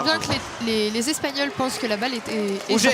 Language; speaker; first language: French; native; French